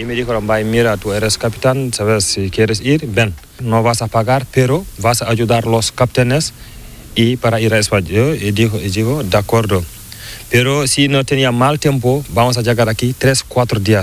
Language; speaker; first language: Spanish; non-native, learner; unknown